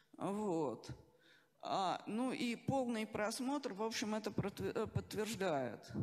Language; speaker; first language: Russian; native; Russian